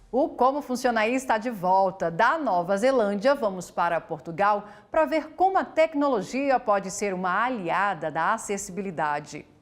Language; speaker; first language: Portuguese; native; Portuguese